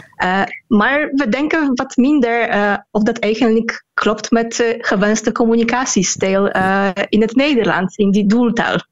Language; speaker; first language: Dutch; non-native, fluent; Polish